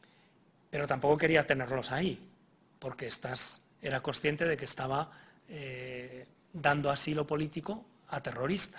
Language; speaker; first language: Spanish; native; Spanish